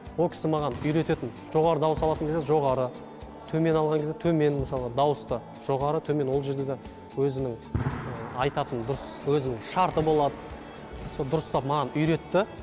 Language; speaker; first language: Kazakh; non-native, local second language; Russian